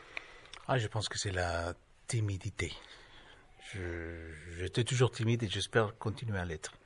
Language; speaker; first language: French; non-native, fluent; Spanish